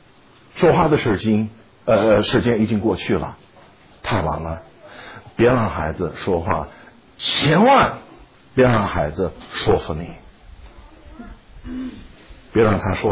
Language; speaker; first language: Chinese; non-native, fluent; English